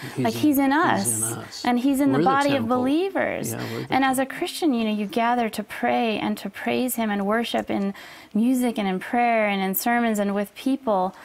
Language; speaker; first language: English; native; English